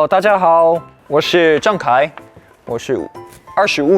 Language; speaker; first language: Chinese; non-native, learner; Korean